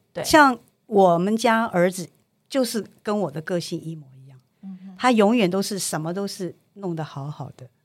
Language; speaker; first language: Chinese; native; Chinese